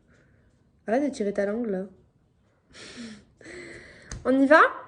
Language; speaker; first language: French; native; French